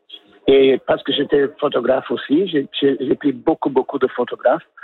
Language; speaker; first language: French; non-native, learner; English